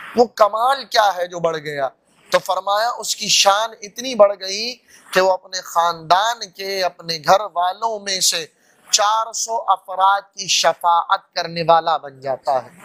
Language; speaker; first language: Urdu; native; Urdu